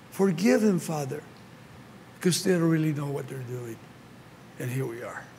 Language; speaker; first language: English; early bilingual, other home language; Spanish